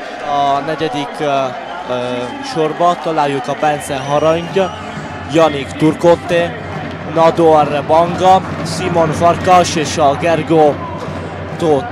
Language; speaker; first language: Hungarian; early bilingual, heritage; Hungarian